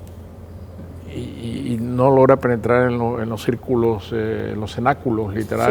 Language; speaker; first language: Spanish; native; Spanish